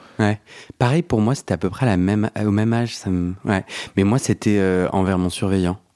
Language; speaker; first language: French; native; French